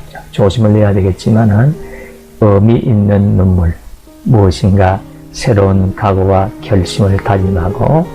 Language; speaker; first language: Korean; native; Korean